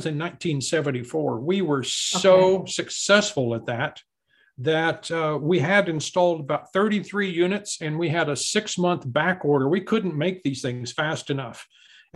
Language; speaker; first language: English; native; English